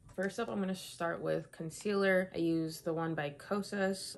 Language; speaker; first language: English; native; English